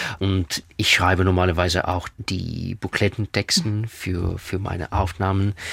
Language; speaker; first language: German; non-native, fluent; Russian